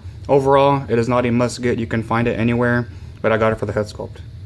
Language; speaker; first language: English; native; English